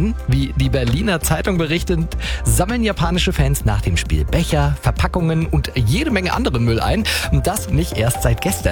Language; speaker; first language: German; native; German